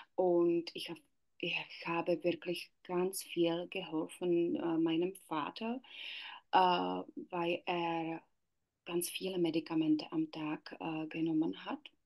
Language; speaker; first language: German; non-native, learner; Czech